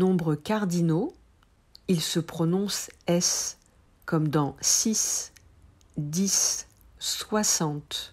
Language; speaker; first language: French; native; French